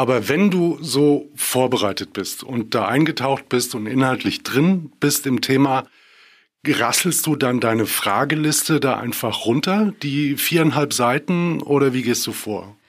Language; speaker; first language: German; native; German